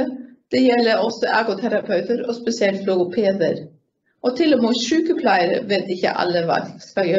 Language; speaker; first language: Norwegian; non-native, fluent; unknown